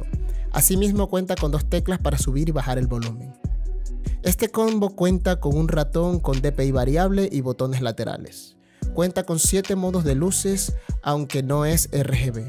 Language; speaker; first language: Spanish; native; Spanish